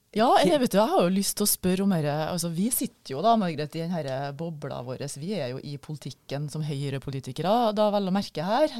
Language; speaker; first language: Norwegian; native; Norwegian